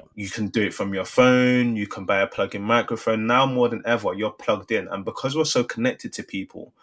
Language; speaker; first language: English; native; English